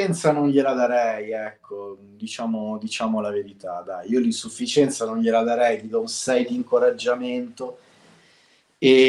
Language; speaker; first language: Italian; native; Italian